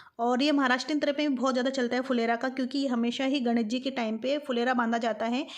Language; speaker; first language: Hindi; non-native, local second language; Bangla